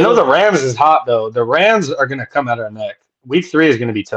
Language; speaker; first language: English; native; English